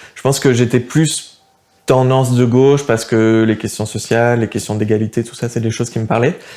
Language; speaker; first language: French; early bilingual, other home language; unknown